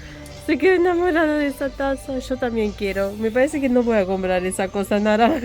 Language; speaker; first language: Spanish; non-native, fluent; Russian